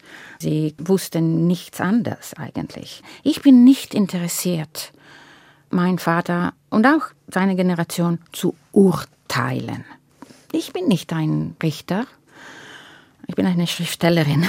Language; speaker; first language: German; non-native, learner; Italian